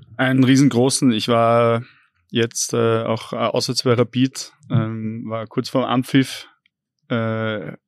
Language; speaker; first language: German; native; German